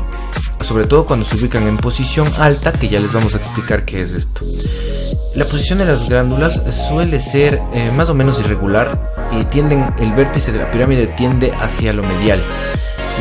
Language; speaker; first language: Spanish; native; Spanish